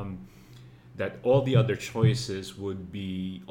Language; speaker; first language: English; non-native, local second language; Filipino